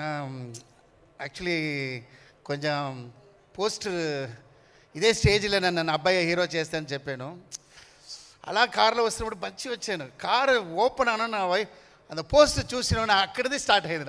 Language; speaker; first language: Telugu; non-native, learner; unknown